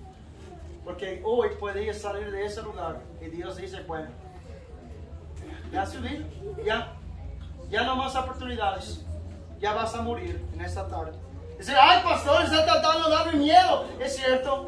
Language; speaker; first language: Spanish; non-native, fluent; English